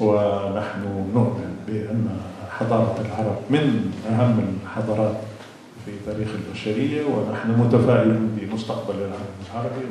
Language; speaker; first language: Arabic; non-native, fluent; Russian